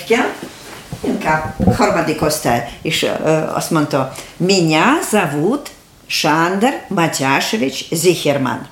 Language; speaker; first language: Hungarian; non-native, learner; Russian